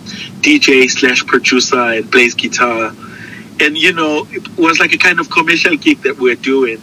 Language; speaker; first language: English; non-native, local second language; Zulu